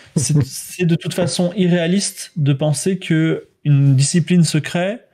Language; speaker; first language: French; native; French